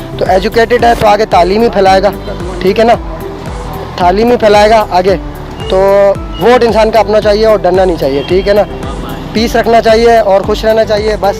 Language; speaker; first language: Urdu; native; Urdu